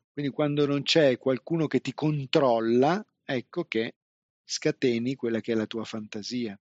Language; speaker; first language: Italian; native; Italian